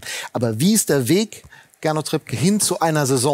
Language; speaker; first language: German; native; German